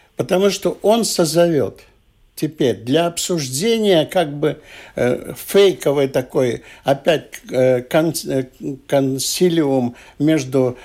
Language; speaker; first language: Russian; non-native, local second language; Latvian